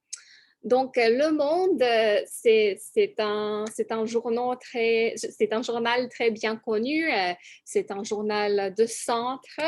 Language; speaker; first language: French; non-native, fluent; English